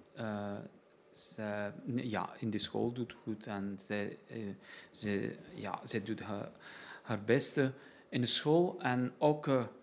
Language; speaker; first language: Dutch; non-native, learner; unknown